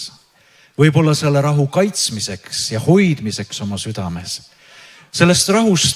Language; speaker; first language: Estonian; native; Estonian